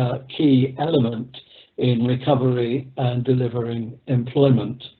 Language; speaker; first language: English; native; English